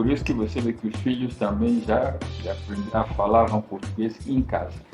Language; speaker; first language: Portuguese; non-native, fluent; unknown